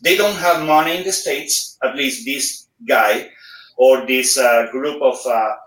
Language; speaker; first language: English; non-native, fluent; Spanish